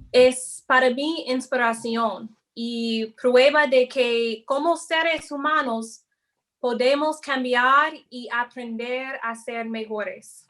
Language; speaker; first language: Spanish; non-native, fluent; English